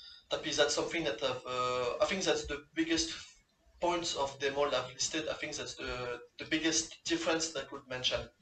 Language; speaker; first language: English; non-native, fluent; French